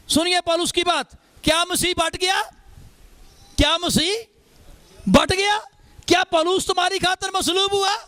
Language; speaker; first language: Urdu; non-native, local second language; Punjabi